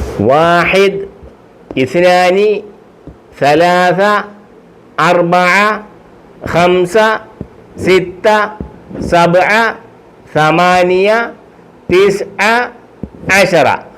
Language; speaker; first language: Arabic; non-native, fluent; Malayalam